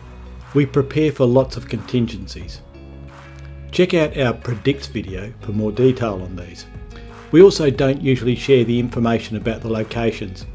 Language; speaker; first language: English; native; English